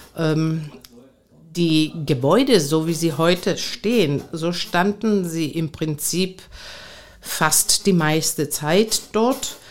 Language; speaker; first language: German; non-native, fluent; Greek